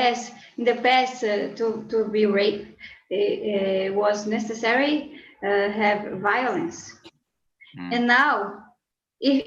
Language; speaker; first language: English; non-native, learner; Portuguese